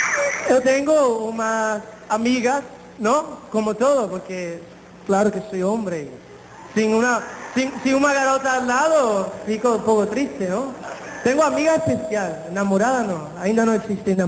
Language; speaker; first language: Portuguese; non-native, learner; Spanish